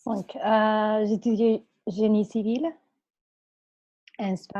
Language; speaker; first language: French; non-native, fluent; Spanish